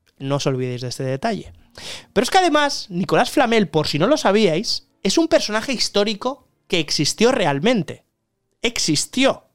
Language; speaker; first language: Spanish; native; Spanish